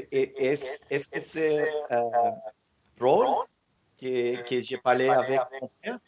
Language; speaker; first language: French; non-native, learner; English